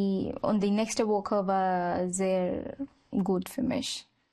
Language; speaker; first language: German; non-native, learner; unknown